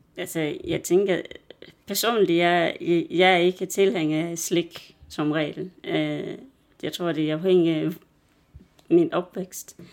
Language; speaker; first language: Danish; non-native, fluent; Swahili